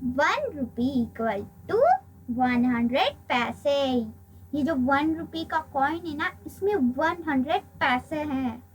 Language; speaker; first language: Hindi; non-native, local second language; Marathi